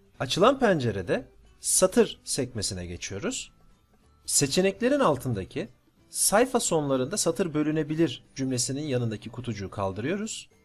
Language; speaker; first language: Turkish; native; Turkish